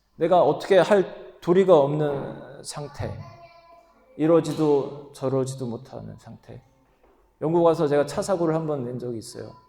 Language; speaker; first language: Korean; native; Korean